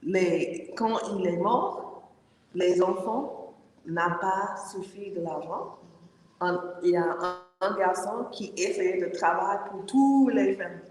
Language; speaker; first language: French; non-native, learner; English